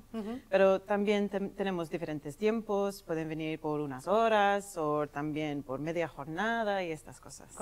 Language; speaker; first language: Spanish; non-native, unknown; English